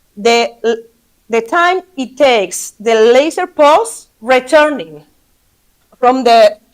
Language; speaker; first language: English; non-native, fluent; Basque